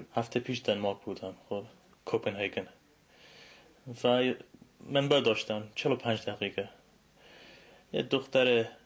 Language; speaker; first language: Persian; non-native, fluent; English